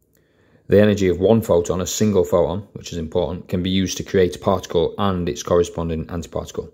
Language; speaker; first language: English; native; English